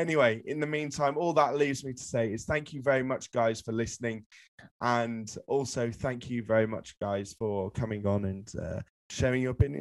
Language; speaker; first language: English; native; English